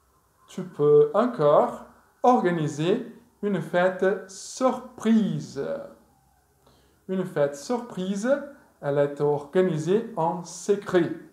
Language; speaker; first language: French; non-native, fluent; Portuguese